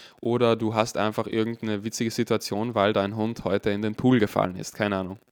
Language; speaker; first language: German; native; German